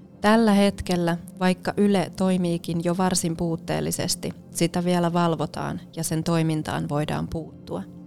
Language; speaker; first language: Finnish; native; Finnish